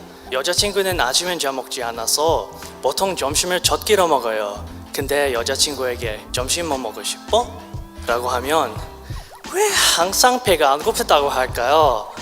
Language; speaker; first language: Korean; non-native, learner; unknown